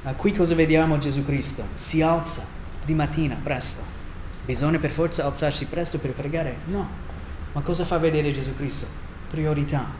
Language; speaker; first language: Italian; non-native, fluent; English